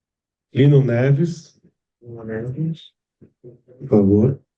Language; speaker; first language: Spanish; non-native, fluent; Portuguese